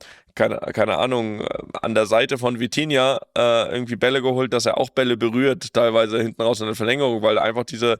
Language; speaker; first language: German; native; German